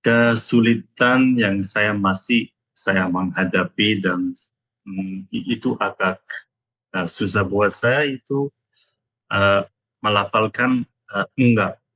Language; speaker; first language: Indonesian; non-native, learner; Persian